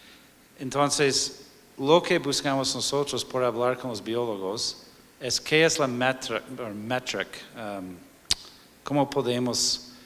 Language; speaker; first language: Spanish; non-native, fluent; English